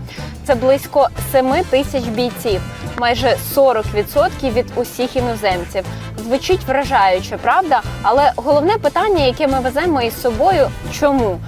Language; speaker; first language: Ukrainian; native; Ukrainian